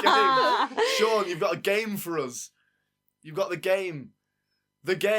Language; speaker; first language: English; native; English